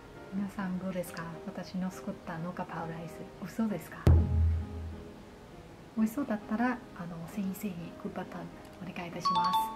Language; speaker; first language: Japanese; non-native, learner; Lao